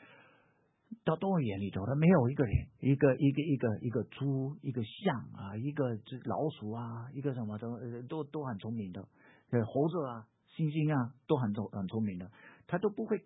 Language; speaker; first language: Chinese; non-native, fluent; English